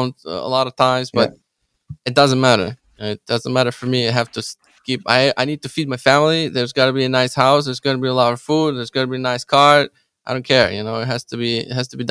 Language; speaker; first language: English; non-native, fluent; Ukrainian